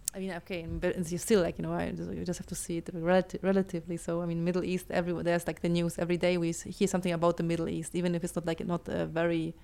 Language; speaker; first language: English; non-native, fluent; German